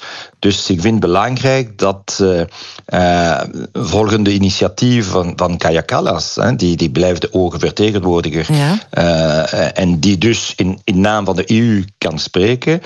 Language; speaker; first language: Dutch; non-native, local second language; French